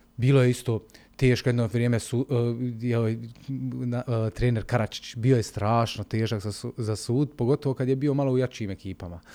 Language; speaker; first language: Bosnian; native; Bosnian